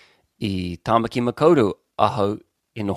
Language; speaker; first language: Māori; non-native, learner; English